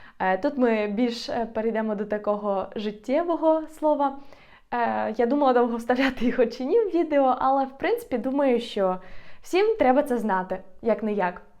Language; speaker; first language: Ukrainian; native; Ukrainian